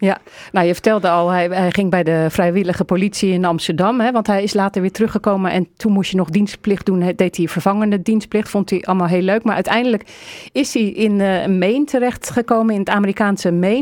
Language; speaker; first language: Dutch; native; Dutch